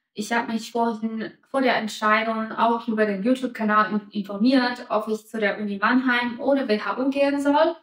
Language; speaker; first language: German; non-native, fluent; Chinese